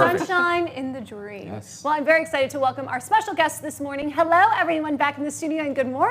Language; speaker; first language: English; native; English